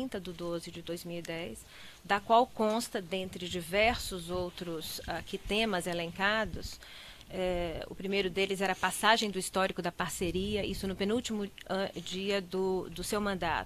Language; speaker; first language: Portuguese; native; Portuguese